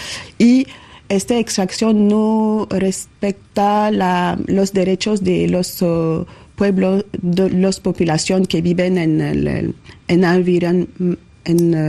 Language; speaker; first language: Spanish; non-native, learner; French